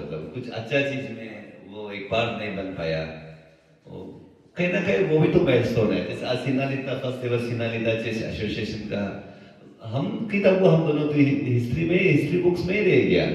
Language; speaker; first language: Hindi; non-native, local second language; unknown